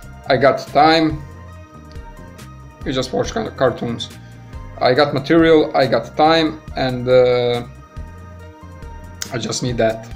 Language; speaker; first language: English; non-native, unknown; Serbian